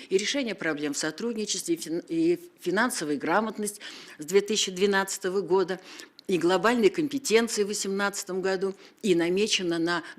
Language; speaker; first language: Russian; native; Russian